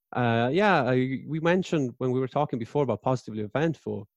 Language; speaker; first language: English; non-native, fluent; Italian